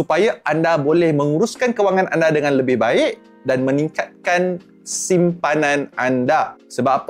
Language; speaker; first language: Malay; native; Malay